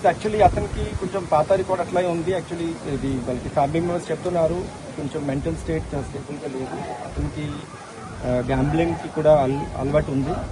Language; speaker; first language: Telugu; non-native, local second language; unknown